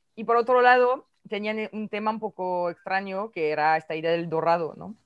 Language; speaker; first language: Spanish; non-native, fluent; French